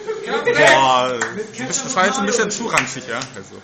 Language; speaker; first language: German; native; German